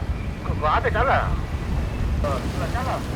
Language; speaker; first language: Korean; native; Korean